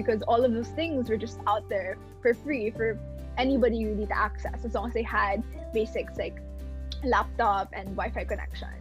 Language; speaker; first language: English; non-native, local second language; Filipino